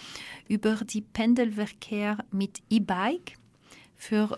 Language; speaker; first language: German; non-native, learner; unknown